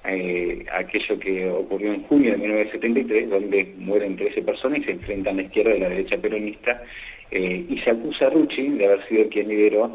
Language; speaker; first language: Spanish; native; Spanish